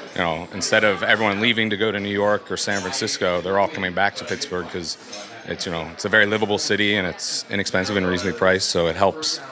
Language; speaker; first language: English; native; English